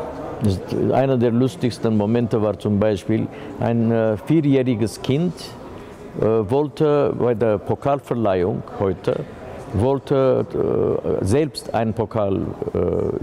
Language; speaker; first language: German; non-native, fluent; Armenian